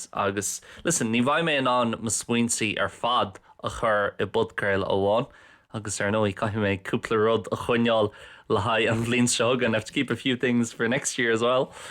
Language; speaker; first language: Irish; non-native, local second language; English